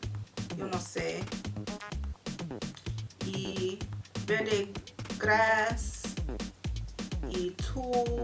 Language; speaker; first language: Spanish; non-native, learner; English